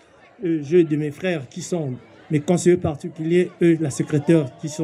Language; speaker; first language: French; non-native, learner; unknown